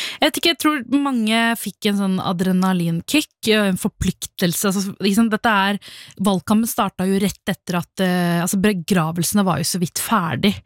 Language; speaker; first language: Norwegian; early bilingual, other home language; Tamil